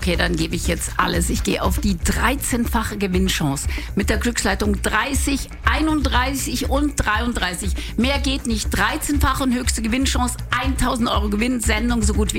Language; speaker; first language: German; native; German